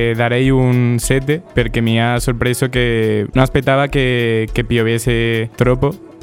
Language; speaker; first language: Italian; non-native, learner; Spanish